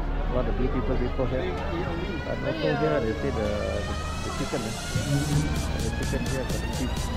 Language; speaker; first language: English; non-native, local second language; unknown